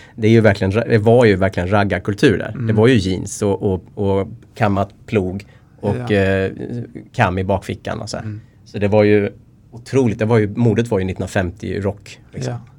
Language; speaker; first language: Swedish; native; Swedish